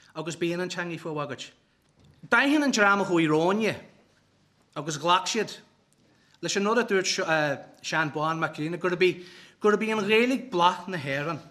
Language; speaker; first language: Irish; non-native, fluent; English